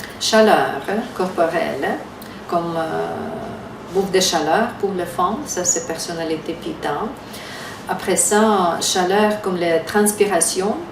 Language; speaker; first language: French; non-native, fluent; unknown